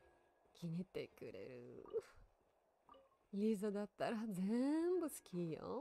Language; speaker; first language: Japanese; non-native, learner; Russian